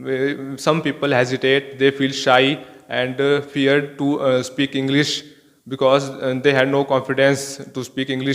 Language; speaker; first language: English; non-native, learner; Hindi